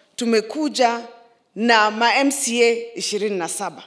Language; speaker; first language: Swahili; non-native, local second language; Kikuyu